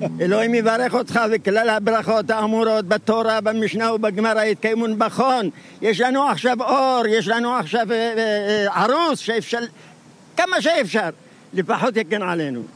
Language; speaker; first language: Hebrew; non-native, fluent; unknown